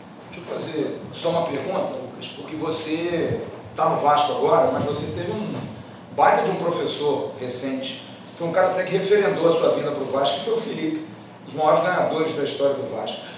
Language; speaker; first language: Portuguese; native; Portuguese